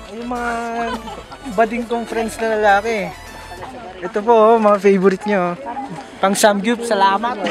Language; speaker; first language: Filipino; native; Filipino